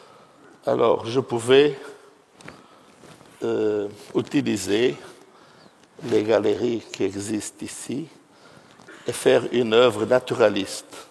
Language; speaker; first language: French; non-native, fluent; Portuguese